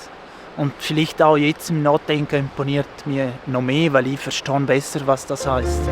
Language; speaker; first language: German; non-native, local second language; Italian